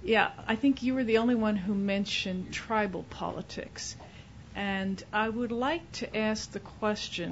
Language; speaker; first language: English; native; English